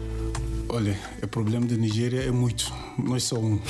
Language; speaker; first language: Portuguese; non-native, learner; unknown